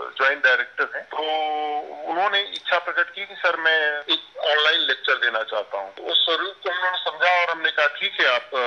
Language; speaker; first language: Hindi; native; Hindi